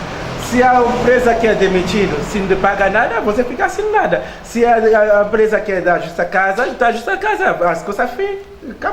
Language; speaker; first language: Portuguese; non-native, learner; Haitian Creole